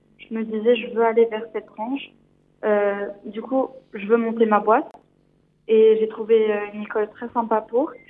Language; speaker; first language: French; native; French